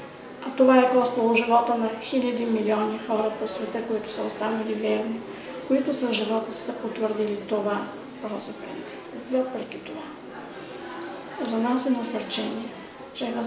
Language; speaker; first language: Bulgarian; native; Bulgarian